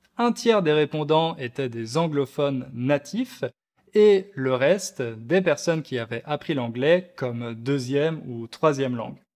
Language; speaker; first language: French; native; French